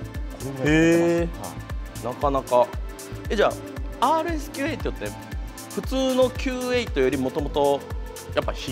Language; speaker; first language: Japanese; native; Japanese